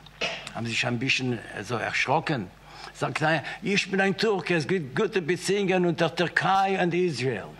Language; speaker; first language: German; non-native, fluent; Yiddish